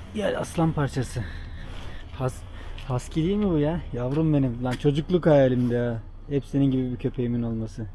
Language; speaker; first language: Turkish; native; Turkish